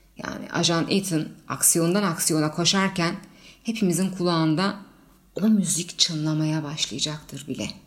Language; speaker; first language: Turkish; native; Turkish